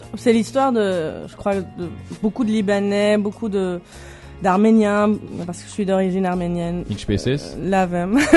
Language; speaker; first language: French; non-native, local second language; Armenian